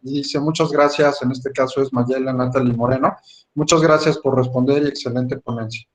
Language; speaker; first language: Spanish; native; Spanish